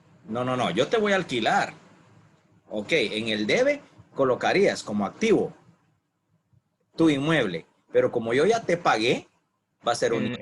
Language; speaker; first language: Spanish; native; Spanish